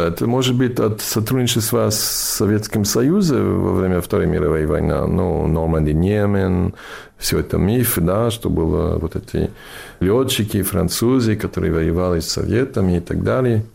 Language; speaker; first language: Russian; non-native, fluent; English